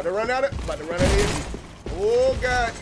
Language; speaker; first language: English; native; English